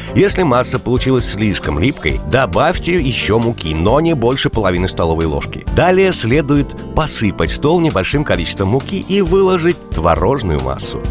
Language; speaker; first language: Russian; native; Russian